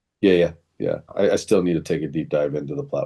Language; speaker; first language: English; native; English